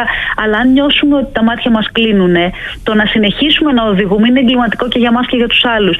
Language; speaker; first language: Greek; native; Greek